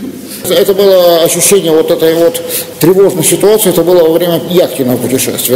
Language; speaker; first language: Russian; native; Russian